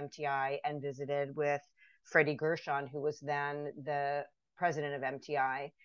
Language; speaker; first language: English; native; English